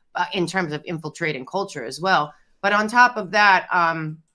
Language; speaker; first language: English; native; English